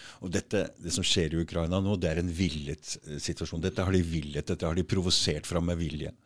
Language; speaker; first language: Norwegian; native; Norwegian